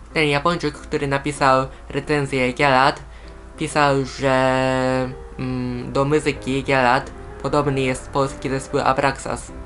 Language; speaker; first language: Polish; non-native, fluent; Japanese